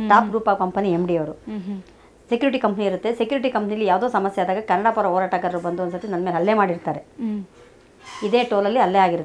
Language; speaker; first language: Kannada; native; Kannada